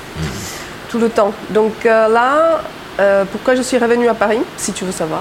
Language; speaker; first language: French; non-native, fluent; Czech